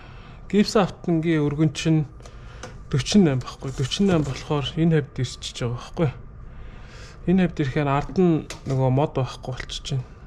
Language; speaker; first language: Mongolian; native; Mongolian